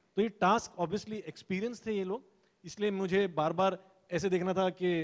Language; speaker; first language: Hindi; native; Hindi